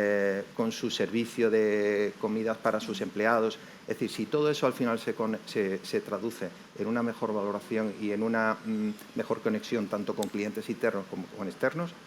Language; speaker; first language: Spanish; native; Spanish